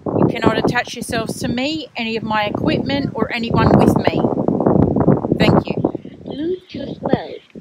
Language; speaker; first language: English; native; English